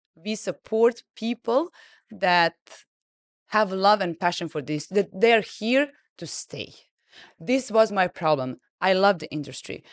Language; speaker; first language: English; non-native, fluent; Serbian